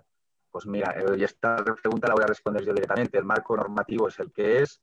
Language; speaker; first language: Spanish; native; Spanish